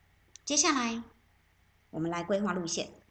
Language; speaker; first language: Chinese; native; Chinese